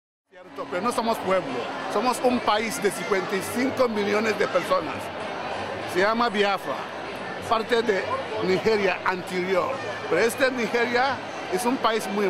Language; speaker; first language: Spanish; non-native, learner; Igbo